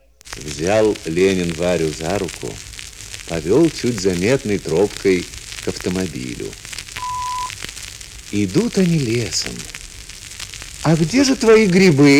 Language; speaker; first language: Russian; native; Russian